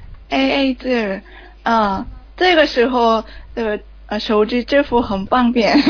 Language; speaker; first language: Chinese; non-native, learner; Korean